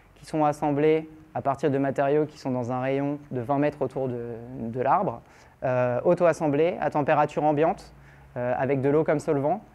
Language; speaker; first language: French; native; French